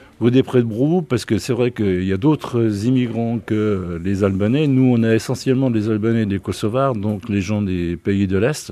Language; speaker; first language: French; native; French